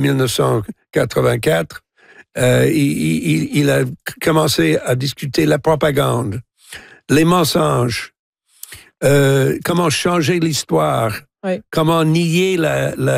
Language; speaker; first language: French; non-native, local second language; English